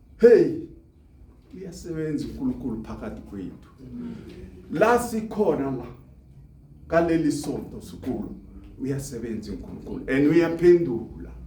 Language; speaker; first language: Zulu; non-native, local second language; Tsonga